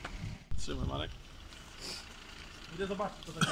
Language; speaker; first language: Polish; native; Polish